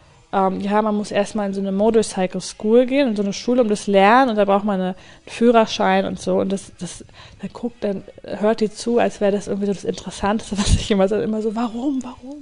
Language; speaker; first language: German; native; German